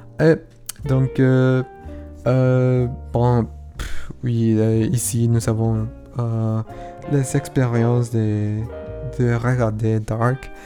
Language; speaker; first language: French; non-native, learner; Spanish